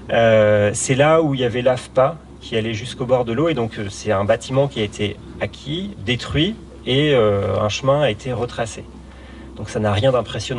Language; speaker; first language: French; native; French